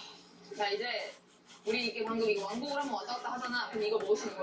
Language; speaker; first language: Korean; native; Korean